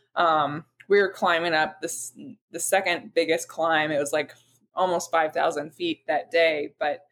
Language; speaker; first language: English; native; English